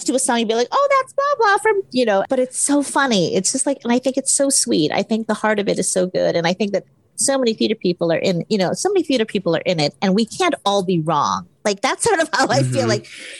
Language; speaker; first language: English; native; English